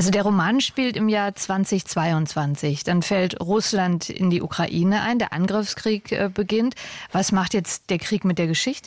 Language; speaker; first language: German; native; German